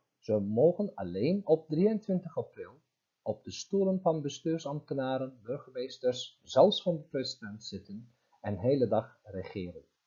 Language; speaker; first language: Dutch; non-native, fluent; Turkish